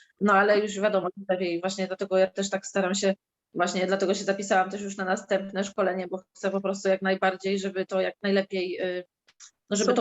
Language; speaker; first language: Polish; native; Polish